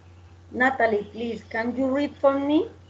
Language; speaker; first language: English; non-native, learner; Spanish